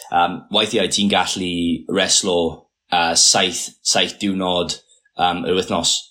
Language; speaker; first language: Welsh; non-native, local second language; English